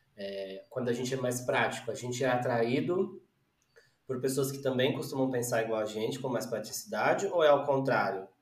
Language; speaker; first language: Portuguese; native; Portuguese